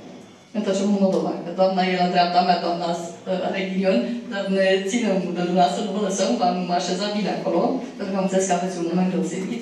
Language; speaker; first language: Romanian; native; Romanian